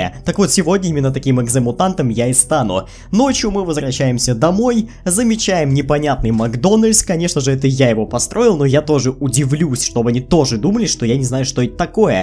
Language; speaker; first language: Russian; native; Russian